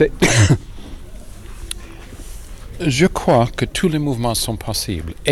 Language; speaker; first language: French; non-native, learner; English